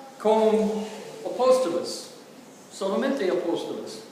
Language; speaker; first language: Spanish; non-native, learner; English